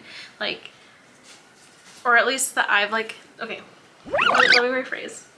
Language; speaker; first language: English; native; English